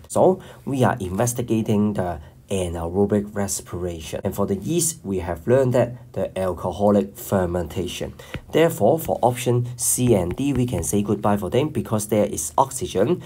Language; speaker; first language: English; non-native, local second language; Cantonese